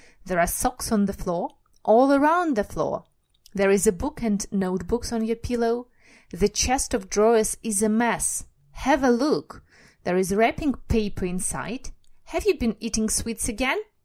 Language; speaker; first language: English; non-native, fluent; Russian